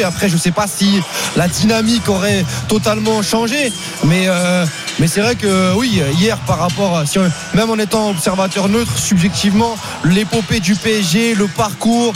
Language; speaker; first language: French; native; French